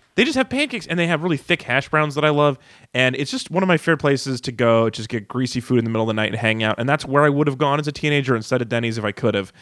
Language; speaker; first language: English; native; English